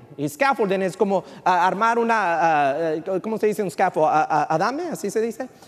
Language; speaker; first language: Spanish; early bilingual, heritage; Spanish